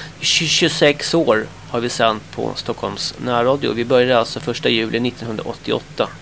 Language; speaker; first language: Swedish; native; Swedish